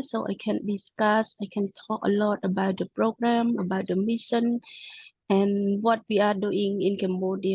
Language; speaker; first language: English; non-native, local second language; Khmer